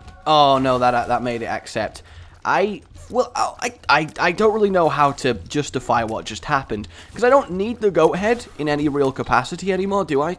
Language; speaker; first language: English; native; English